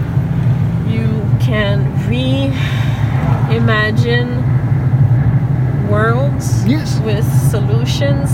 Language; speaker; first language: English; native; English